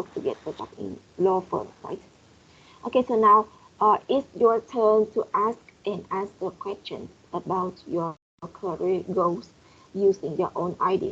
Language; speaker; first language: English; non-native, fluent; Vietnamese